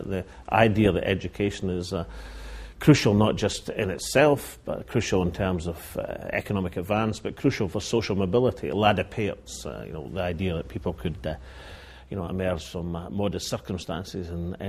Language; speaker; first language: English; native; English